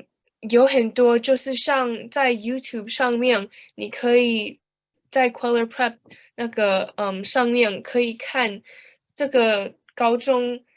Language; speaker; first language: Chinese; early bilingual, heritage; Chinese